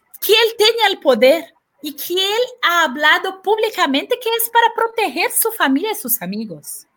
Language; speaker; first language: Spanish; non-native, fluent; Portuguese